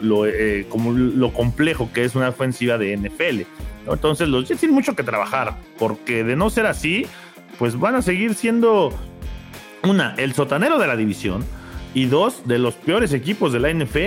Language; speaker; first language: Spanish; native; Spanish